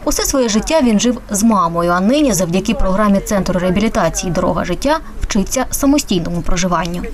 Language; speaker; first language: Ukrainian; native; Ukrainian